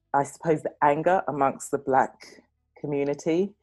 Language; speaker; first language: English; native; English